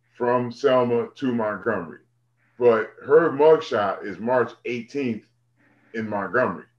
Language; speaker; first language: English; native; English